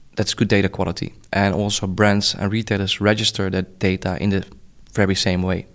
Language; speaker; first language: English; non-native, fluent; Dutch